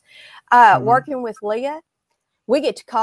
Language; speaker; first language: English; native; English